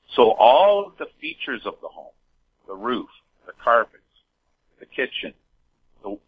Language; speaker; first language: English; native; English